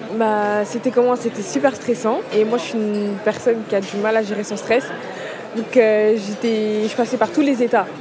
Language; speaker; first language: French; early bilingual, other home language; Kabuverdianu